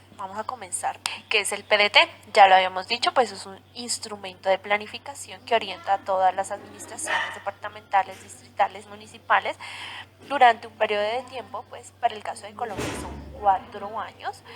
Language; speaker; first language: Spanish; native; Spanish